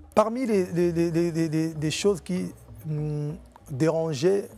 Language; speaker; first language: French; non-native, local second language; Lingala